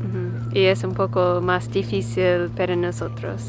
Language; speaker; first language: Spanish; non-native, learner; English